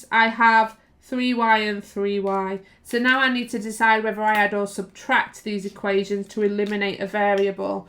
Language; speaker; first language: English; native; English